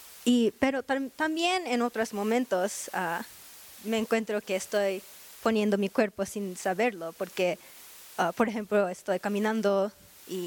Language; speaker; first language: Spanish; non-native, learner; Japanese